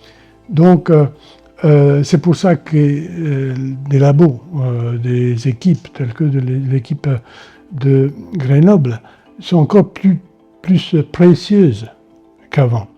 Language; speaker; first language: French; non-native, fluent; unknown